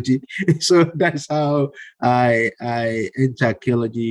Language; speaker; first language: English; non-native, local second language; Yoruba